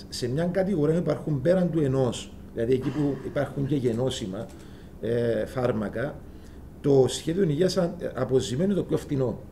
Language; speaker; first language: Greek; native; Greek